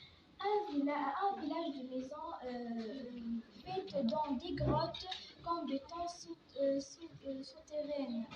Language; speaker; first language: French; non-native, learner; Arabic